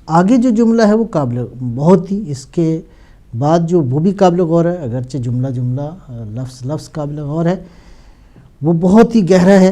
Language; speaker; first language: Urdu; native; Urdu